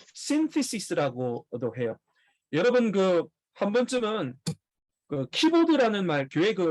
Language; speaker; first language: Korean; native; Korean